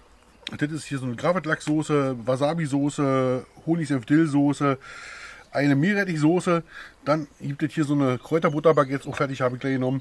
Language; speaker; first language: German; native; German